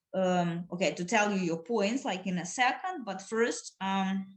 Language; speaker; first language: English; non-native, fluent; Ukrainian